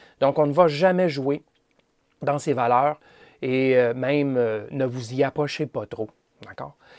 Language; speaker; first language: French; native; French